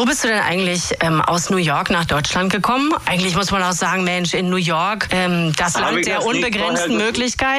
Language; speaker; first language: German; native; German